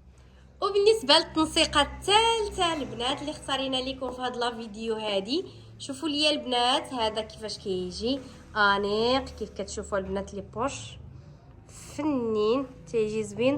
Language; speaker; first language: Arabic; native; Arabic